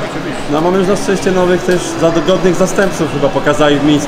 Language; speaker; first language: Polish; native; Polish